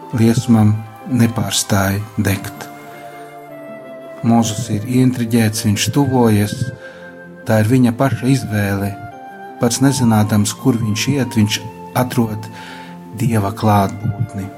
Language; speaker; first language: Latvian; native; Latvian